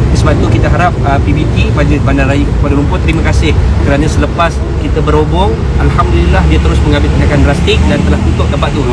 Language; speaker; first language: Malay; native; Malay